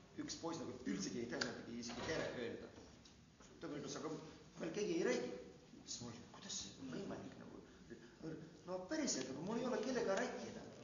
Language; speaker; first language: Estonian; non-native, fluent; Ukrainian